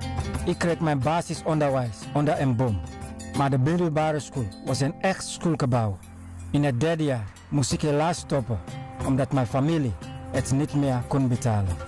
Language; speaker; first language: Dutch; non-native, learner; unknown